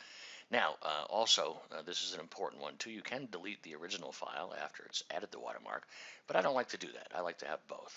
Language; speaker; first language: English; native; English